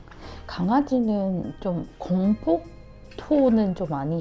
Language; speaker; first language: Korean; non-native, fluent; Chinese